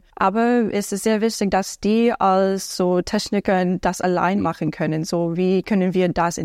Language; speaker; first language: German; non-native, learner; English